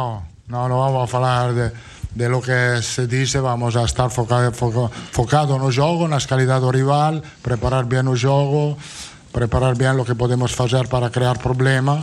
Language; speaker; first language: Portuguese; non-native, fluent; Italian